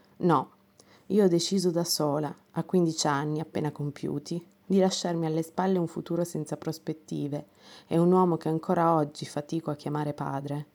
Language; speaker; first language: Italian; non-native, fluent; Romanian